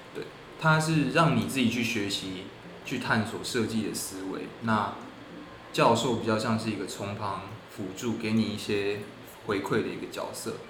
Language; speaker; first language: Chinese; native; Chinese